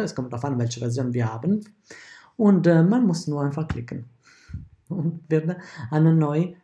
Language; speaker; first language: German; non-native, fluent; Italian